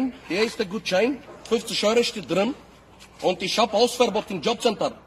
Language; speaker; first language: German; non-native, learner; Bulgarian